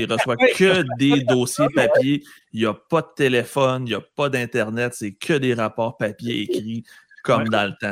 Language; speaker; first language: French; native; French